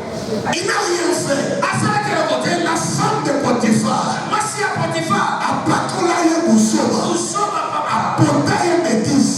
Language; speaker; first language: French; non-native, local second language; Lingala